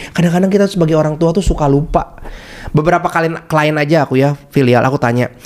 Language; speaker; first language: Indonesian; native; Indonesian